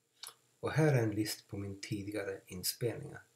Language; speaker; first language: Swedish; non-native, fluent; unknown